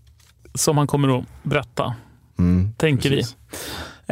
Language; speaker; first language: Swedish; native; Swedish